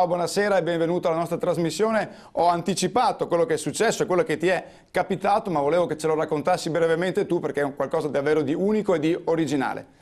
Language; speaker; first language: Italian; native; Italian